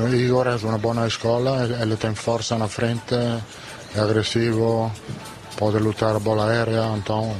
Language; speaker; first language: Portuguese; non-native, fluent; Italian